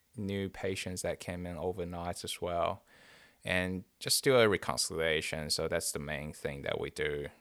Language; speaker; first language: English; non-native, fluent; Chinese